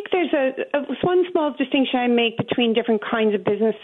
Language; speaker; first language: English; native; English